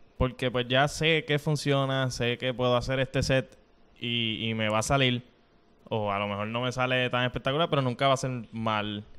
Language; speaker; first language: Spanish; native; Spanish